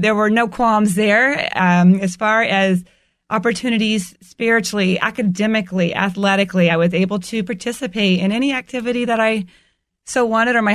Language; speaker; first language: English; native; English